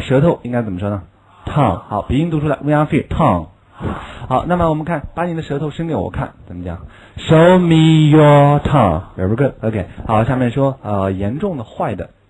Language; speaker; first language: Chinese; native; Chinese